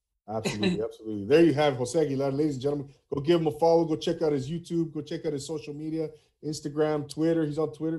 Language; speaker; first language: English; early bilingual, other home language; Spanish